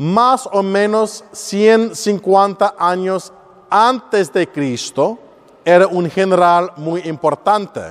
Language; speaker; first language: Spanish; non-native, learner; English